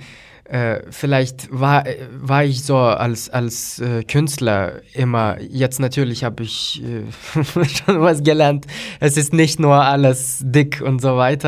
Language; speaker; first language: German; non-native, fluent; Lithuanian